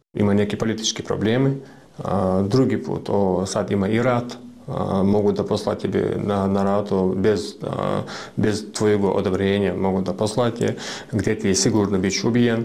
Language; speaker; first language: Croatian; non-native, learner; Russian